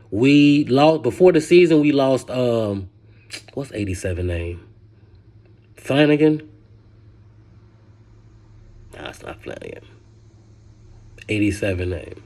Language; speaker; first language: English; native; English